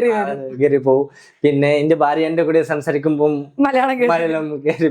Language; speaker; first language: Malayalam; non-native, local second language; Bangla